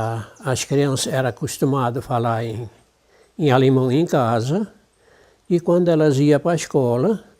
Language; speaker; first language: Portuguese; non-native, local second language; German